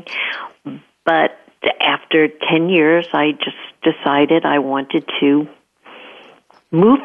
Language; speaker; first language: English; native; English